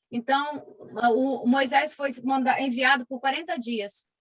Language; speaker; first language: Portuguese; native; Portuguese